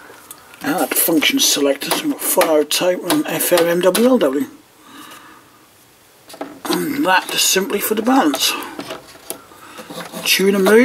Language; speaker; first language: English; native; English